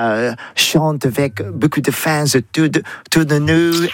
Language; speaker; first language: French; non-native, learner; English